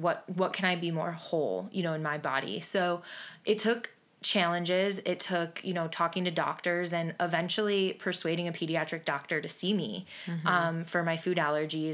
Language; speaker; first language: English; native; English